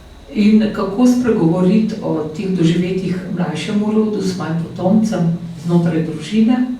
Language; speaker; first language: Slovenian; native; Slovenian